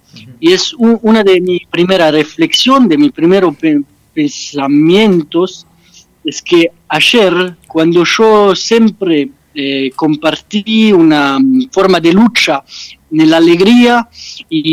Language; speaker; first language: Spanish; non-native, fluent; French